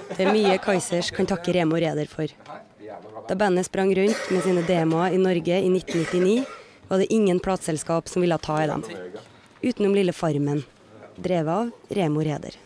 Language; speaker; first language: Norwegian; native; Norwegian